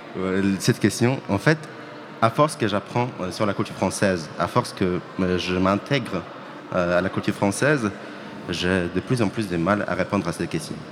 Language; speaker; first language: French; non-native, fluent; Polish